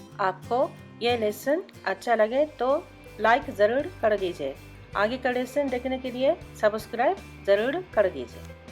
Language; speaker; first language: Hindi; non-native, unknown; Japanese